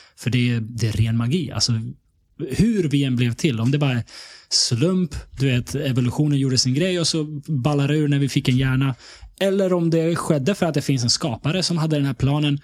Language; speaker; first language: Swedish; early bilingual, other home language; Bosnian